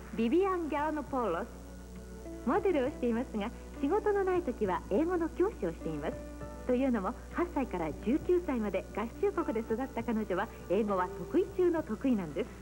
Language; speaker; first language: Japanese; native; Japanese